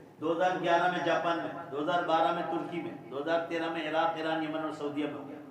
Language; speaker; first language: Urdu; non-native, local second language; Gujarati